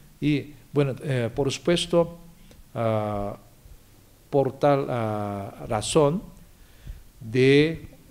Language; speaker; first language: Spanish; non-native, fluent; Korean